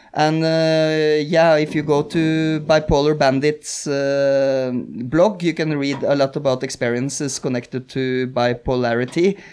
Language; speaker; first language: English; non-native, fluent; Norwegian